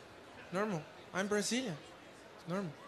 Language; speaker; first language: English; non-native, learner; Portuguese